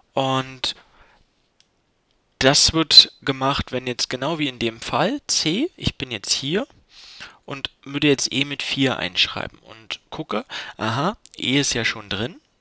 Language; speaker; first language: German; native; German